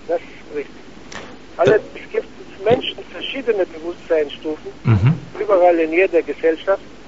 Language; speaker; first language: German; non-native, fluent; Arabic